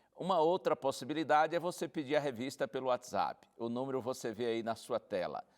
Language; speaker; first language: Portuguese; native; Portuguese